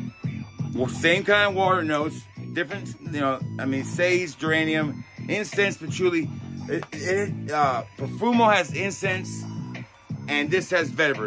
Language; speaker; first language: English; native; English